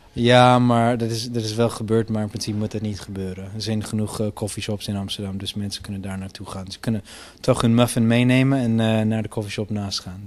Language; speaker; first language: Dutch; non-native, fluent; English